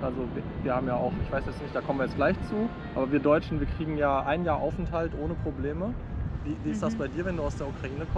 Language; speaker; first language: German; native; German